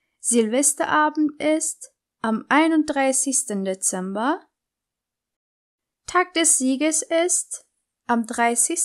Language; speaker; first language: German; non-native, fluent; Turkish